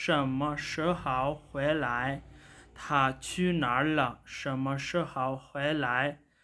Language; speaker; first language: Chinese; non-native, fluent; Urdu